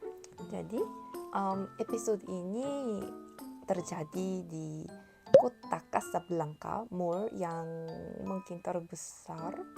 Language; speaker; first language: Indonesian; non-native, learner; Korean